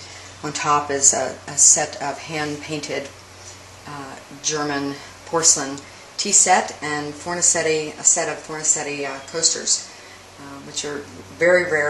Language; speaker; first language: English; native; English